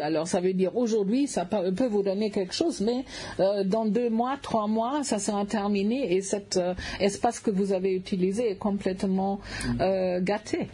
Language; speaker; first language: French; non-native, fluent; German